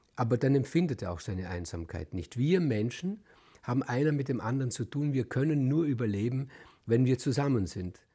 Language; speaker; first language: German; native; German